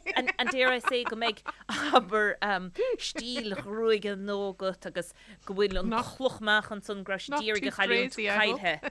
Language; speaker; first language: Irish; native; Irish